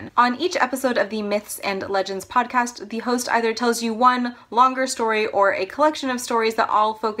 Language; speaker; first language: English; native; English